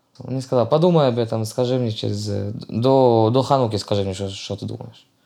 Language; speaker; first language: Russian; early bilingual, heritage; Russian